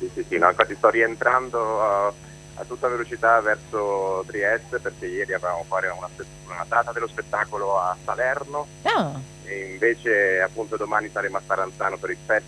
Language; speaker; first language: Italian; native; Italian